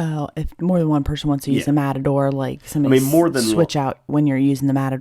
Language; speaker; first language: English; native; English